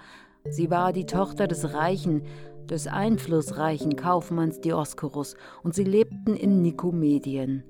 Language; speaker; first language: German; native; German